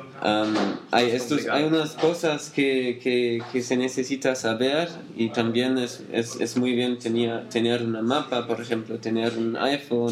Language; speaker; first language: Spanish; non-native, learner; German